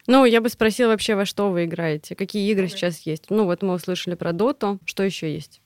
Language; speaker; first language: Russian; native; Russian